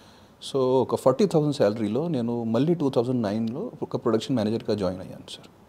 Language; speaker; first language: Telugu; non-native, fluent; Hindi